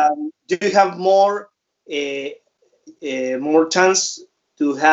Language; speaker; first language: English; non-native, fluent; Spanish